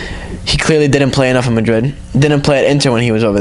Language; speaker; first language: English; native; English